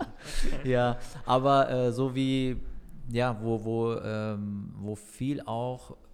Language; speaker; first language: German; native; German